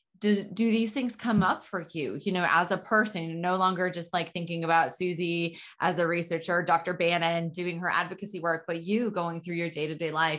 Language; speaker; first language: English; native; English